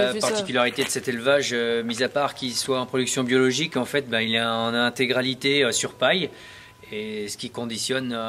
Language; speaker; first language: French; native; French